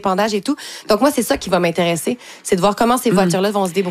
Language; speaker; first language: French; native; French